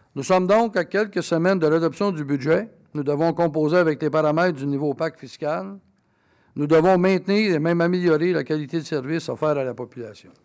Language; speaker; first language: French; native; French